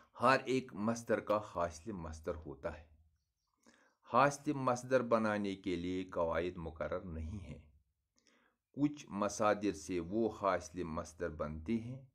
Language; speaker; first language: Urdu; non-native, local second language; Kashmiri